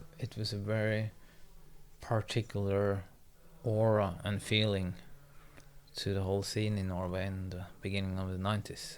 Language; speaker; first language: English; non-native, fluent; Norwegian